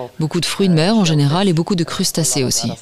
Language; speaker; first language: French; non-native, fluent; Danish